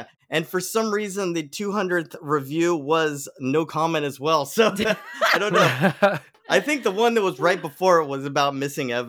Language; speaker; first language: English; native; English